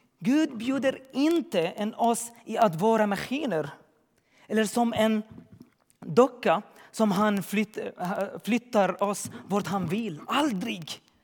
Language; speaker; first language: Swedish; non-native, learner; Arabic